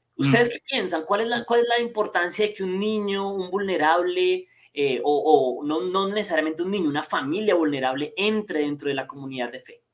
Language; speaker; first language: Spanish; native; Spanish